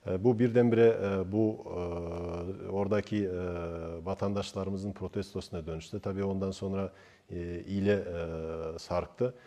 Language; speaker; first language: Turkish; non-native, fluent; Kazakh